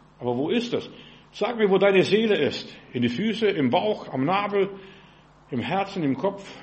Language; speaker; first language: German; non-native, fluent; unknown